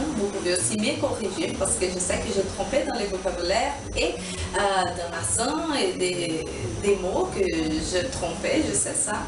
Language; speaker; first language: French; non-native, learner; Portuguese